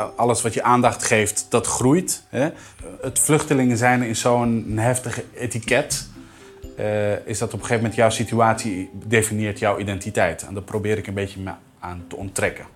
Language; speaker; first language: Dutch; early bilingual, other home language; Arabic